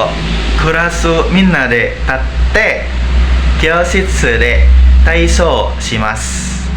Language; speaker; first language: Japanese; non-native, learner; Indonesian